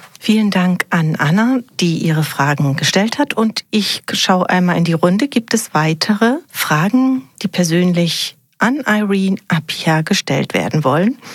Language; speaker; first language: German; native; German